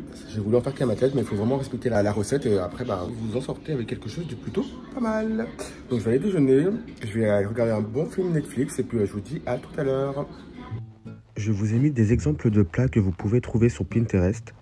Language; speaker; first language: French; native; French